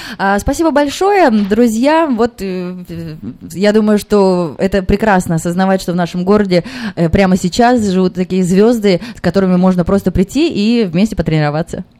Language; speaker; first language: Russian; native; Russian